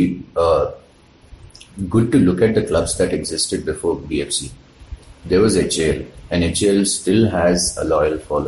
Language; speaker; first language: English; non-native, local second language; Malayalam